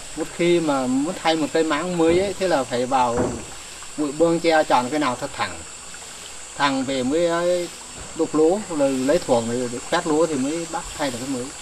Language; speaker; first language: Vietnamese; non-native, local second language; Muong